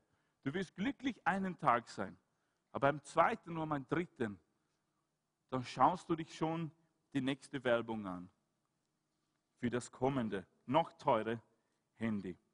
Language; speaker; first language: German; non-native, fluent; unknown